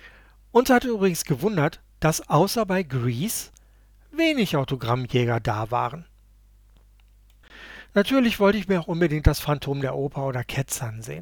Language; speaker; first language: German; native; German